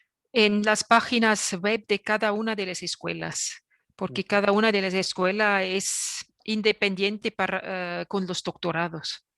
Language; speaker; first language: Spanish; non-native, fluent; French